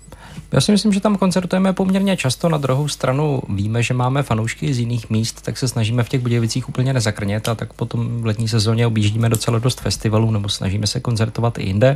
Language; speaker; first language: Czech; native; Czech